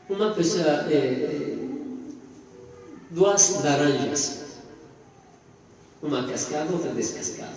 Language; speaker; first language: Portuguese; non-native, fluent; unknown